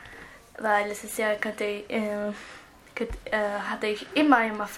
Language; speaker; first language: German; early bilingual, other home language; Croatian